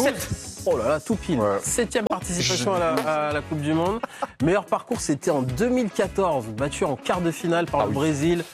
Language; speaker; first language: French; native; French